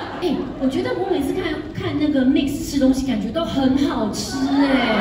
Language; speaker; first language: Chinese; native; Chinese